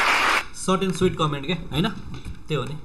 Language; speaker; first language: Nepali; native; Nepali